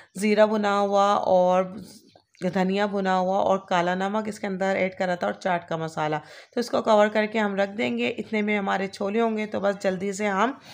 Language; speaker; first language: Urdu; native; Urdu